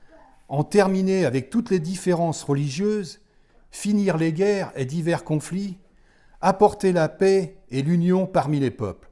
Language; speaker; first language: French; native; French